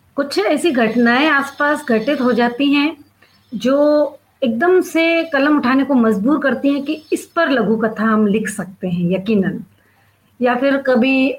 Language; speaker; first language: Hindi; non-native, local second language; Sindhi